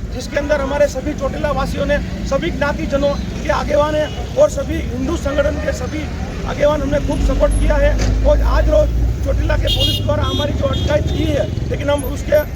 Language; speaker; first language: Hindi; non-native, local second language; Gujarati